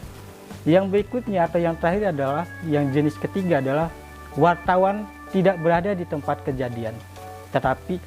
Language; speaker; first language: Indonesian; native; Indonesian